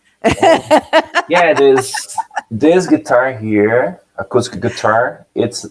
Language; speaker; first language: English; non-native, learner; Portuguese